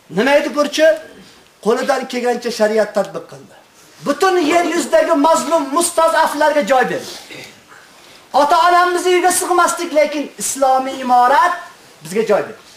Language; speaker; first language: Uzbek; native; Uzbek